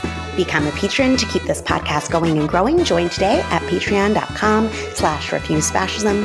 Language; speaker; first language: English; native; English